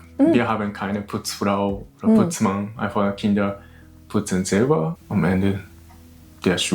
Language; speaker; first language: German; non-native, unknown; Japanese